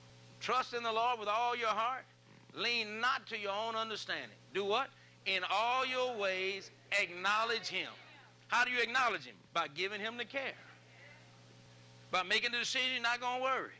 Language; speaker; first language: English; native; English